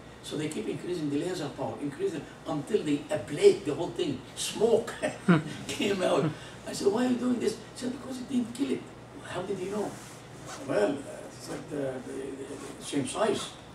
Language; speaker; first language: English; non-native, fluent; Arabic